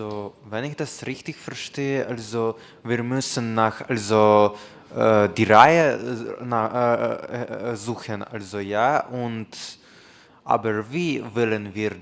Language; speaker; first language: German; non-native, learner; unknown